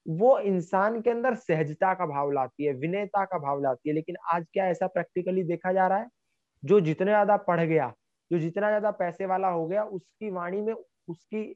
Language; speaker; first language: Hindi; native; Hindi